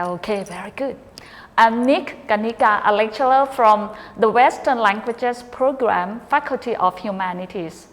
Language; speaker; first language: English; non-native, fluent; Thai